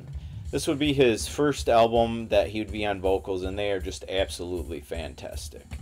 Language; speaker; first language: English; native; English